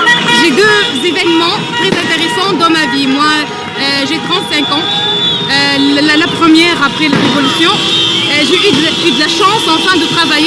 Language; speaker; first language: French; non-native, local second language; Arabic